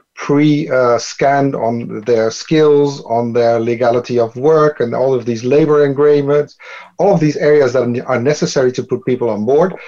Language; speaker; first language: English; non-native, fluent; Dutch